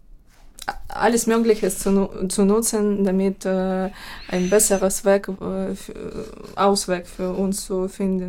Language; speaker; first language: German; non-native, fluent; Ukrainian